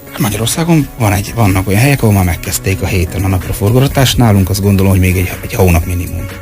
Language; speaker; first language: Hungarian; native; Hungarian